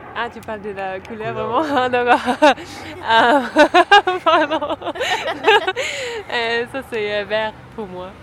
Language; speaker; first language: French; non-native, learner; German